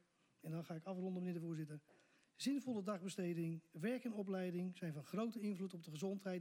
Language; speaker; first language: Dutch; native; Dutch